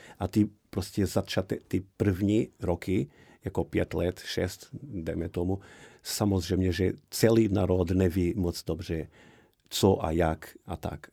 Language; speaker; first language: Czech; non-native, fluent; Portuguese